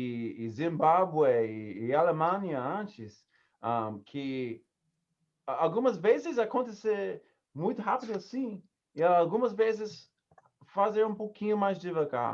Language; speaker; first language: Portuguese; non-native, learner; English